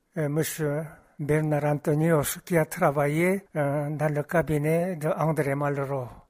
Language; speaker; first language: French; non-native, fluent; Korean